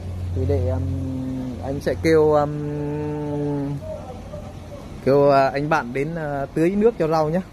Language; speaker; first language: Vietnamese; native; Vietnamese